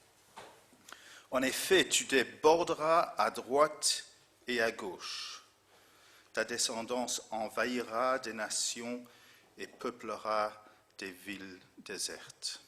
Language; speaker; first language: French; non-native, fluent; English